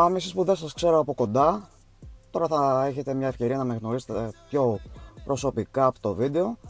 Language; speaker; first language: Greek; early bilingual, heritage; Greek